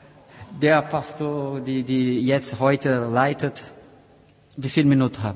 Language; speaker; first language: German; non-native, learner; Portuguese